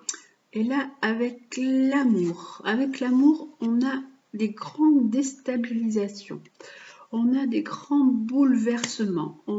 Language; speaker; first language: French; native; French